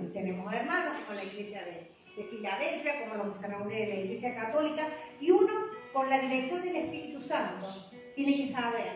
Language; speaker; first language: Spanish; native; Spanish